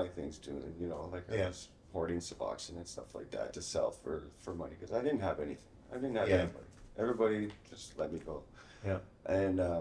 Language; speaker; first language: English; native; English